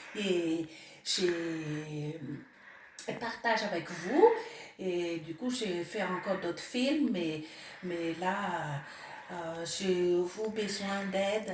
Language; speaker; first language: French; non-native, local second language; Malagasy